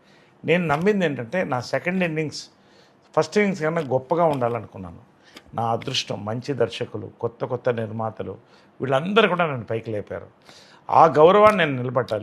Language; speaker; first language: Telugu; native; Telugu